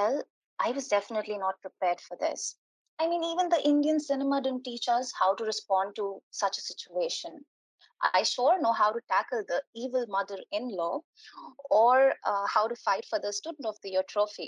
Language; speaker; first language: English; non-native, local second language; Hindi